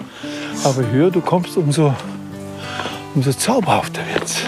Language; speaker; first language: German; native; German